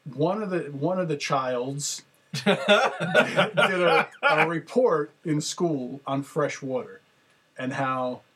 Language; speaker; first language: English; native; English